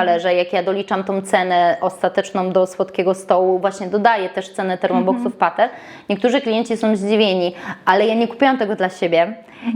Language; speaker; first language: Polish; native; Polish